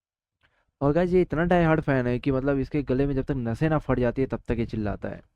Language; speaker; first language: Hindi; native; Hindi